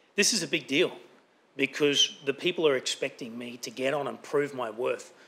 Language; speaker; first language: English; native; English